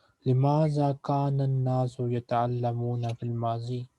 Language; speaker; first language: Arabic; non-native, fluent; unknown